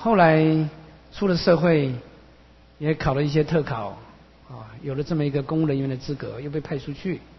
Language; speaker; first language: Chinese; native; Chinese